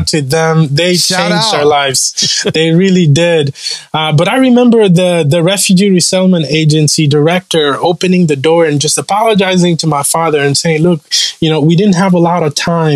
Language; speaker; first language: English; non-native, local second language; Kinyarwanda